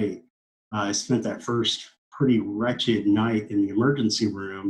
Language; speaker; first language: English; native; English